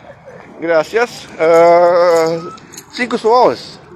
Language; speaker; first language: Spanish; non-native, learner; Bulgarian